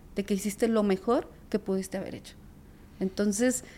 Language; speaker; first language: Spanish; native; Spanish